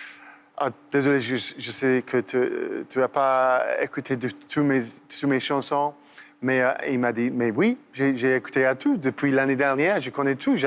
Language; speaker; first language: French; non-native, fluent; English